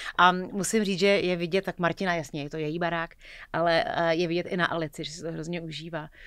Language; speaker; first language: Czech; native; Czech